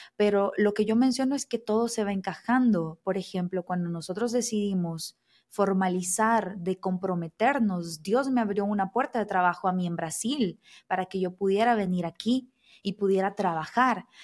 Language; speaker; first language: Spanish; native; Spanish